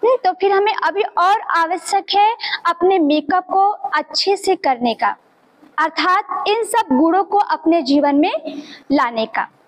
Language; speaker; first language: Hindi; native; Hindi